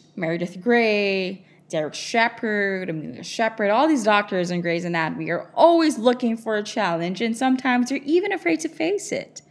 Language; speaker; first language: English; non-native, local second language; Filipino